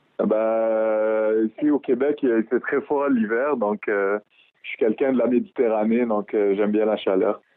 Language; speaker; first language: French; early bilingual, other home language; Arabic